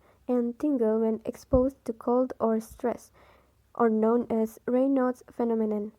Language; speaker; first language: English; non-native, local second language; Malay